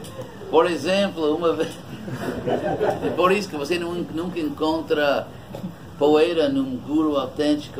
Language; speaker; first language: Portuguese; non-native, fluent; English